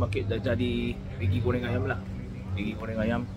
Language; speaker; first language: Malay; non-native, fluent; Korean